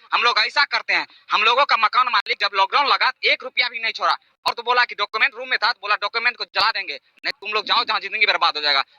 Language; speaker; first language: Hindi; native; Hindi